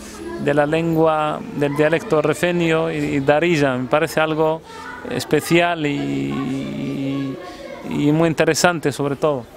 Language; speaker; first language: Spanish; non-native, fluent; Arabic